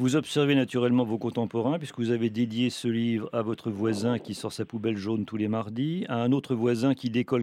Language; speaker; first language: French; native; French